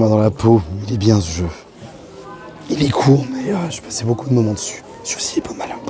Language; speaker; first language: French; native; French